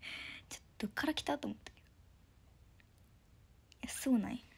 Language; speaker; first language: Japanese; native; Japanese